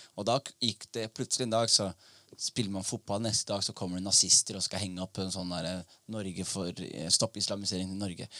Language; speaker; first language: Norwegian; early bilingual, other home language; Somali